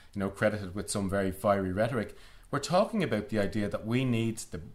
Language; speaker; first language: English; native; English